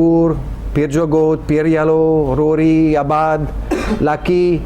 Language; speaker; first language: Hindi; non-native, learner; English